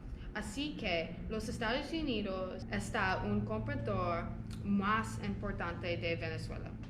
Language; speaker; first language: Spanish; non-native, learner; English